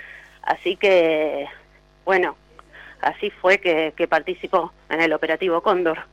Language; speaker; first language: Spanish; native; Spanish